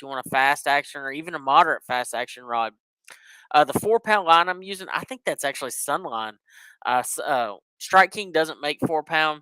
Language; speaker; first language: English; native; English